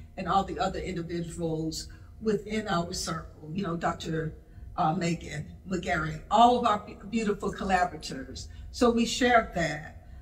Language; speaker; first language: English; native; English